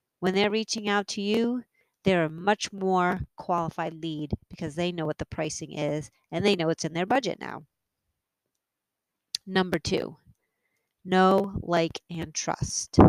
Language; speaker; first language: English; native; English